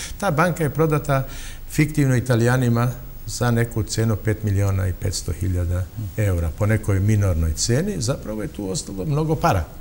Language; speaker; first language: Bosnian; non-native, local second language; Albanian